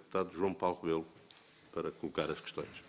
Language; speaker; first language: Portuguese; native; Portuguese